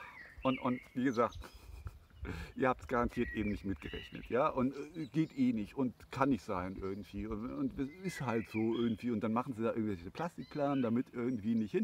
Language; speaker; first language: German; native; German